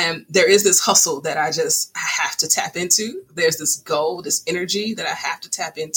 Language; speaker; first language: English; native; English